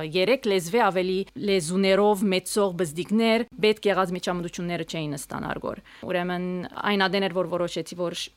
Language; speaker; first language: Armenian; early bilingual, heritage; Armenian